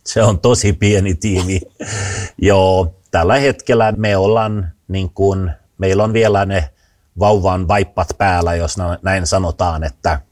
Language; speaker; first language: Finnish; early bilingual, heritage; Finnish